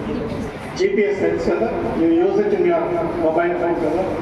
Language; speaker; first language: Telugu; non-native, fluent; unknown